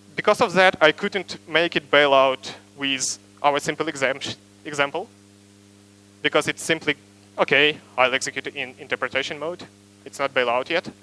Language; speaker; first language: English; non-native, fluent; Ukrainian